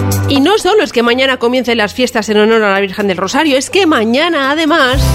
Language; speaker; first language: Spanish; native; Spanish